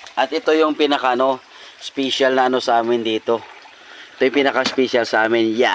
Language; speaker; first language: Filipino; non-native, local second language; Cebuano